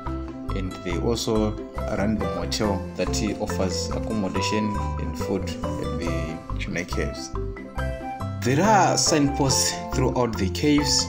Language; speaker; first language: English; non-native, local second language; Shona